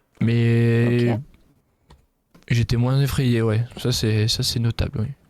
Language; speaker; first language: French; native; French